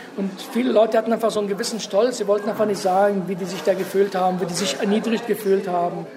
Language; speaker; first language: German; early bilingual, other home language; Arabic